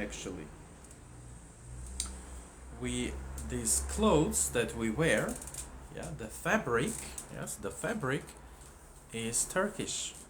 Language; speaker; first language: English; non-native, fluent; Armenian